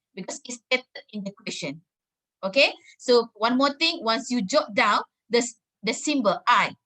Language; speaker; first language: English; non-native, local second language; Malay